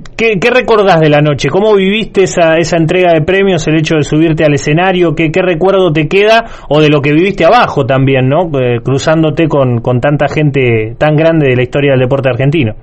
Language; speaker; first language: Spanish; native; Spanish